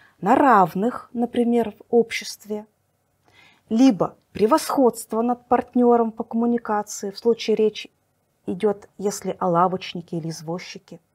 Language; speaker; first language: Russian; native; Russian